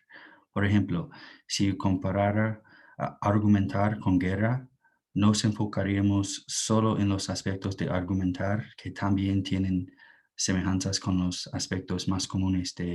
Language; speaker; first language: Spanish; non-native, fluent; English